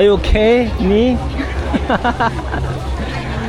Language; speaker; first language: English; non-native, learner; Korean